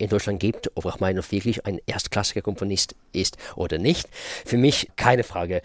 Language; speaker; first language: German; non-native, fluent; Russian